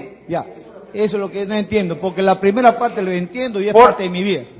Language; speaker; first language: Spanish; native; Spanish